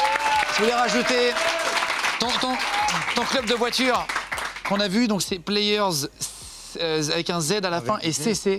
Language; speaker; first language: French; native; French